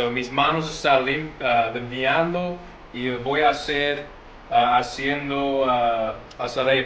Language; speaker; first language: Spanish; non-native, learner; English